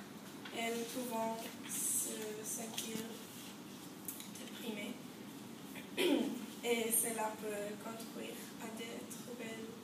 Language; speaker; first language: French; non-native, learner; English